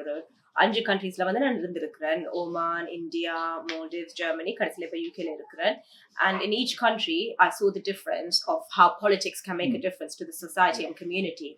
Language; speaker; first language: Tamil; early bilingual, heritage; Tamil